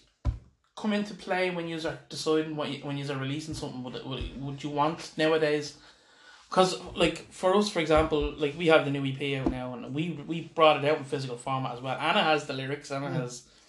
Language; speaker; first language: English; native; English